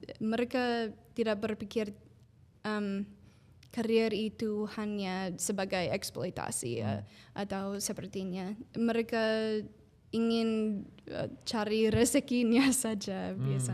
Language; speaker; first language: Indonesian; non-native, fluent; English